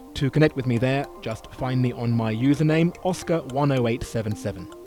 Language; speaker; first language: English; native; English